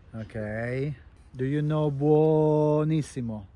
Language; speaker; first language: English; non-native, fluent; Italian